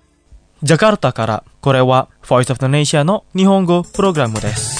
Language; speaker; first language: Japanese; non-native, fluent; Indonesian